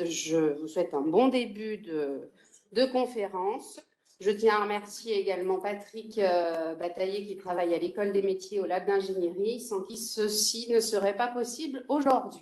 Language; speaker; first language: French; native; French